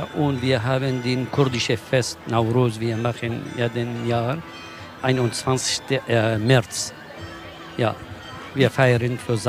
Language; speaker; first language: German; non-native, learner; Kurdish